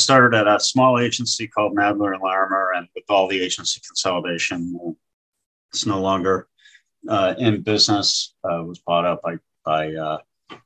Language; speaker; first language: English; native; English